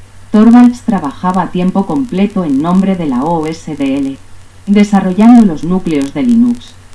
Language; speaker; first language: Spanish; native; Spanish